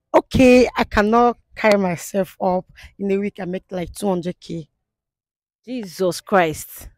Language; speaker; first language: English; non-native, local second language; Igbo